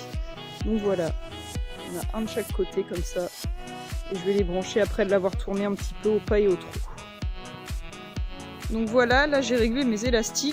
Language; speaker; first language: French; native; French